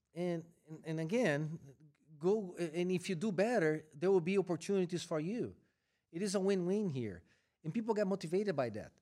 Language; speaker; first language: English; non-native, fluent; Portuguese